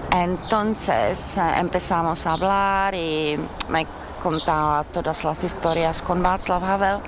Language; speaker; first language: Spanish; non-native, learner; Czech